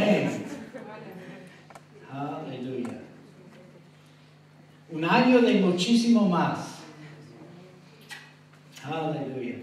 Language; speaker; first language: Spanish; non-native, fluent; English